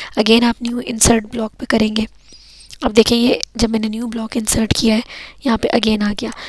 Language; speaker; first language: Urdu; native; Urdu